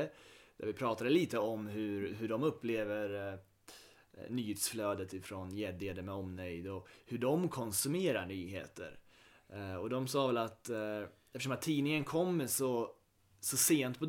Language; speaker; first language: Swedish; native; Swedish